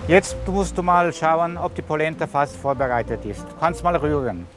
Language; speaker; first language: German; non-native, local second language; Italian